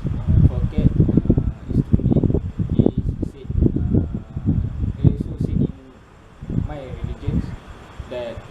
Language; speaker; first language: English; non-native, learner; Malay